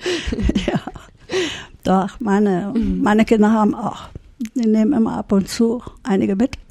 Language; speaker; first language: German; early bilingual, heritage; German